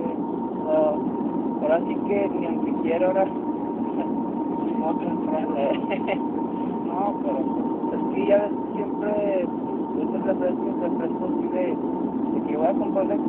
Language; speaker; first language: Spanish; native; Spanish